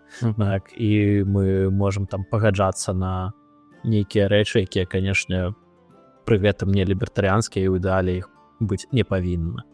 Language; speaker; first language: Belarusian; non-native, local second language; Russian